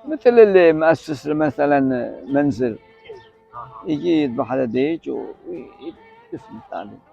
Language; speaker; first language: Arabic; native; Arabic